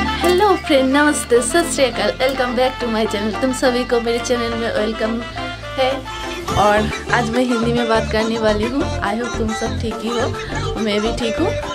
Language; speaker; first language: Hindi; non-native, local second language; Bangla